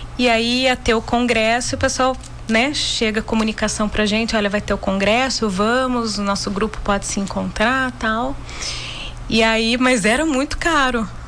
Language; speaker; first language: Portuguese; native; Portuguese